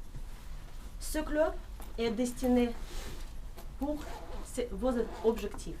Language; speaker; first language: French; non-native, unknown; Russian